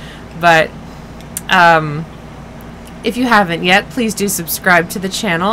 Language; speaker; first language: English; native; English